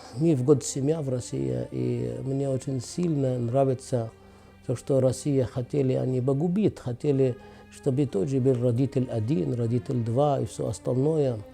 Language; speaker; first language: Russian; non-native, fluent; Arabic